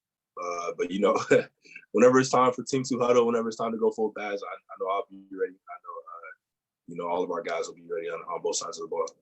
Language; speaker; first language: English; native; English